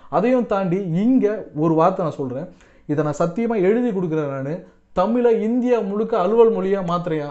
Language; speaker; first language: Tamil; non-native, local second language; Telugu